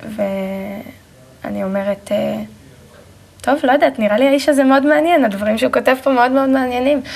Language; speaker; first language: Hebrew; native; Hebrew